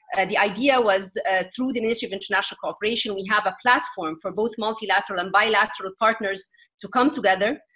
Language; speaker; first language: English; non-native, fluent; Arabic